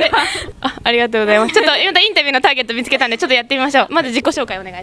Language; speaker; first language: Japanese; native; Japanese